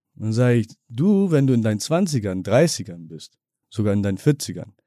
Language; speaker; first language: German; native; German